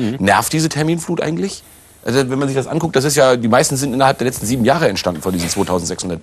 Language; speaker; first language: German; native; German